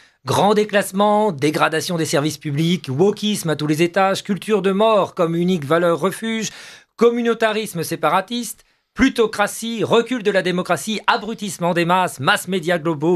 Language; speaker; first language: French; native; French